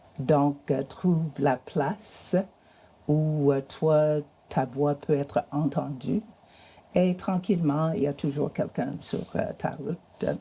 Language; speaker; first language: French; non-native, fluent; English